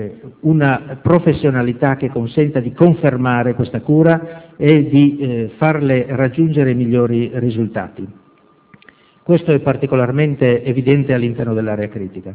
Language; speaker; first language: Italian; native; Italian